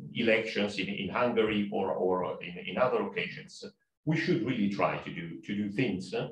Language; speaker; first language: English; non-native, fluent; Italian